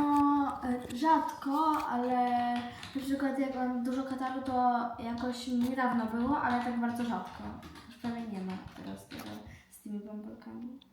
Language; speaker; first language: Polish; early bilingual, other home language; Russian